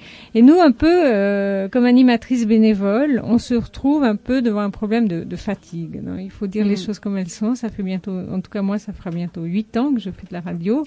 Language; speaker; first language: French; native; French